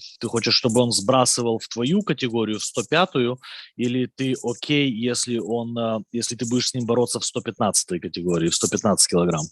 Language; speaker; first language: Russian; native; Russian